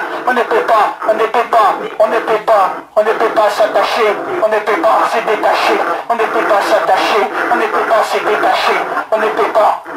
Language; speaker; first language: French; native; French